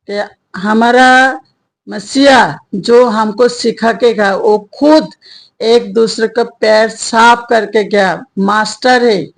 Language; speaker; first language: Hindi; non-native, local second language; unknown